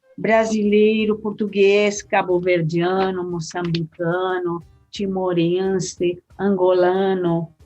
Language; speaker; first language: Portuguese; early bilingual, heritage; Portuguese